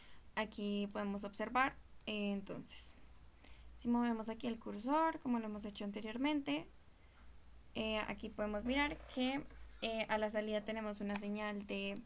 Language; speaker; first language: Spanish; native; Spanish